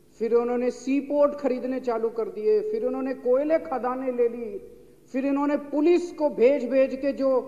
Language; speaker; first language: Hindi; native; Hindi